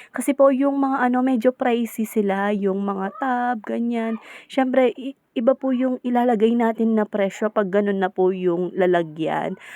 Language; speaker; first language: Filipino; native; Filipino